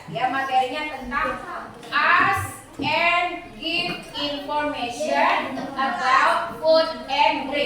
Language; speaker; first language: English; non-native, learner; Indonesian